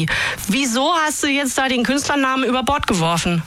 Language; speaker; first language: German; native; German